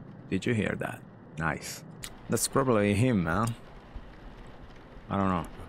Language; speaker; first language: English; non-native, fluent; Italian